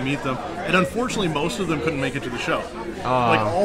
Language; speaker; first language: English; native; English